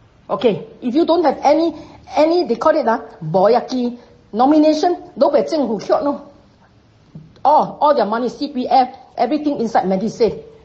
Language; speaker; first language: English; non-native, local second language; Min Nan Chinese